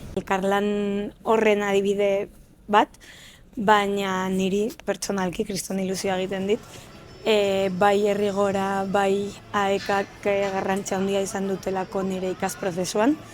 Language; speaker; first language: Basque; non-native, local second language; Spanish